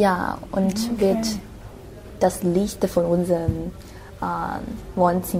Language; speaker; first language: German; non-native, learner; Chinese